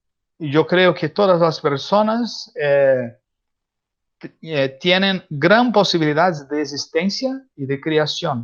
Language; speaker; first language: Spanish; non-native, learner; Portuguese